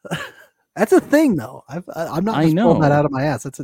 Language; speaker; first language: English; native; English